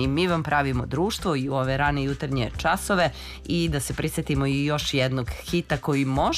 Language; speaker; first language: Serbian; native; Serbian